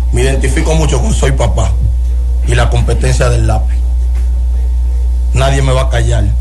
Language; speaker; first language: Spanish; native; Spanish